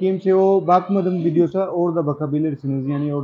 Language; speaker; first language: Turkish; non-native, learner; Urdu